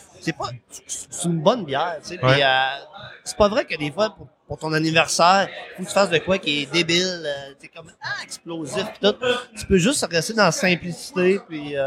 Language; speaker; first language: French; native; French